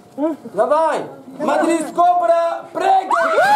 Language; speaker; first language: Russian; non-native, learner; Arabic